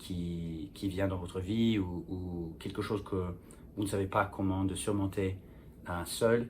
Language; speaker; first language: French; non-native, fluent; English